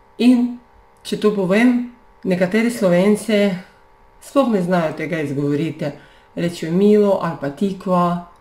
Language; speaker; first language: Slovenian; non-native, fluent; Russian